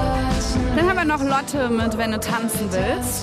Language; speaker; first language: German; native; German